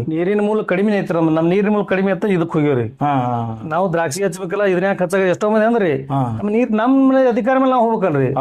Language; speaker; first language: Kannada; native; Kannada